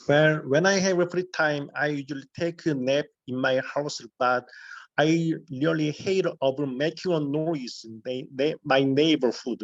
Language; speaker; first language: English; non-native, learner; Korean